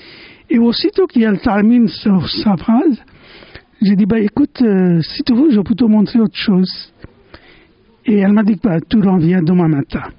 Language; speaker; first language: French; non-native, fluent; Bangla